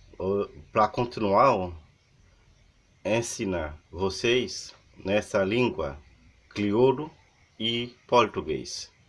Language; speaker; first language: Portuguese; non-native, learner; Haitian Creole